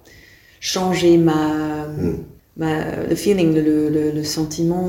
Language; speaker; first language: French; non-native, fluent; English